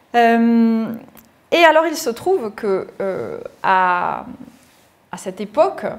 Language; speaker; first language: French; native; French